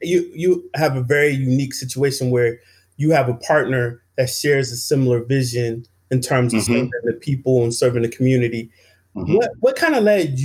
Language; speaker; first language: English; native; English